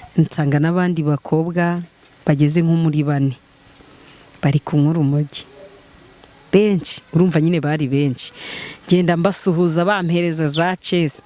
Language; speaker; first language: Kinyarwanda; native; Kinyarwanda